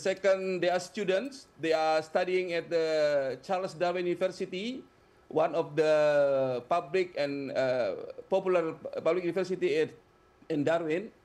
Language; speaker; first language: English; non-native, fluent; Indonesian